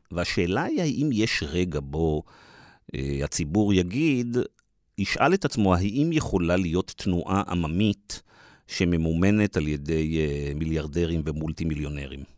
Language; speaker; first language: Hebrew; native; Hebrew